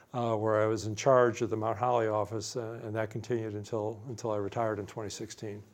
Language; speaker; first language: English; native; English